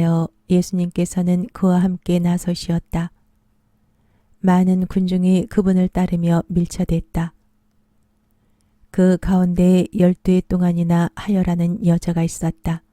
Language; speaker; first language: Korean; native; Korean